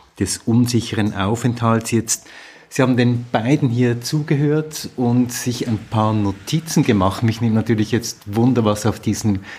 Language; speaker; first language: German; native; German